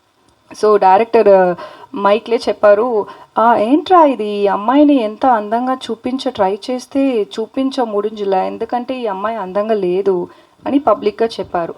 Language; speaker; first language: Telugu; non-native, local second language; Tamil